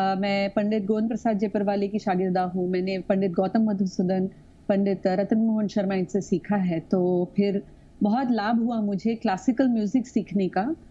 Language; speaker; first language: Hindi; non-native, local second language; Tamil